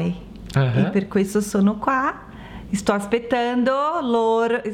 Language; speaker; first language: Italian; non-native, learner; Portuguese